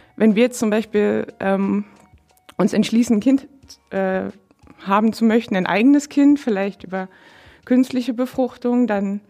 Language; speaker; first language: German; native; German